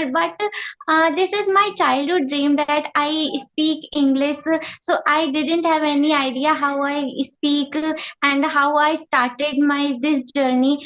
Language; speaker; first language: English; non-native, learner; Hindi